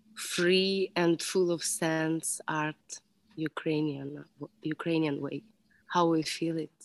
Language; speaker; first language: English; non-native, learner; Ukrainian